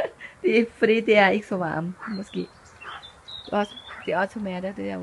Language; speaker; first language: Danish; non-native, learner; Thai